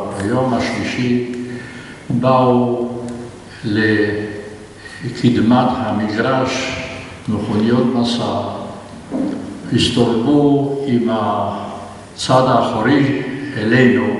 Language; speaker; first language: Hebrew; non-native, fluent; Polish